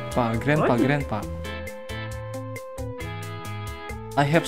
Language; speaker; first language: English; non-native, learner; Indonesian